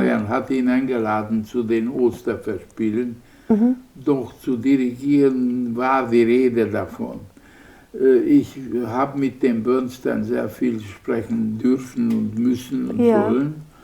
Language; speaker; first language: German; non-native, fluent; Hungarian